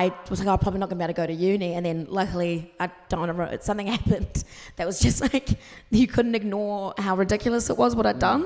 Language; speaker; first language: English; native; English